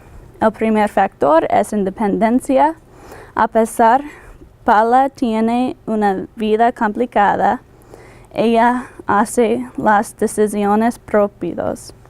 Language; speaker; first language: Spanish; non-native, learner; English